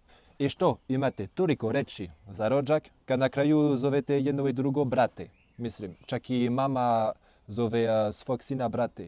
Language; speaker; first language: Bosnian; non-native, learner; French